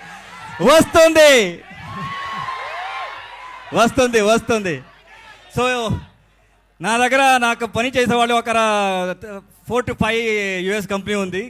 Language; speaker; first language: Telugu; non-native, learner; Kannada